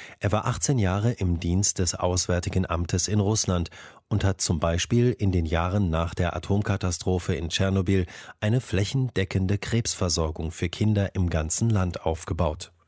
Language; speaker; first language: German; native; German